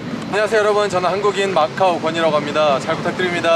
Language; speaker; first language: Korean; native; Korean